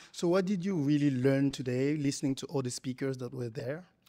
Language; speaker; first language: English; non-native, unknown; Lingala